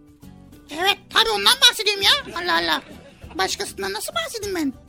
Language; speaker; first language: Turkish; native; Turkish